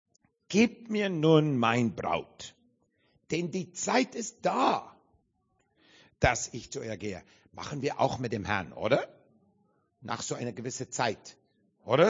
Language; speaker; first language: German; non-native, learner; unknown